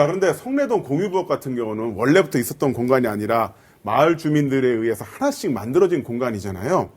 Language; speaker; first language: Korean; native; Korean